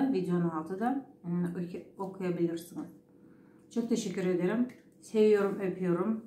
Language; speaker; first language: Turkish; non-native, learner; Russian